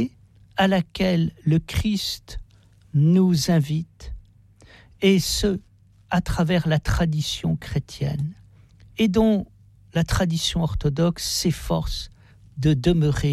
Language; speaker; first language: French; native; French